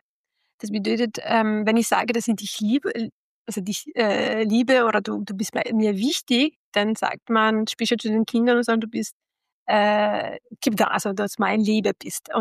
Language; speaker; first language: German; non-native, fluent; Arabic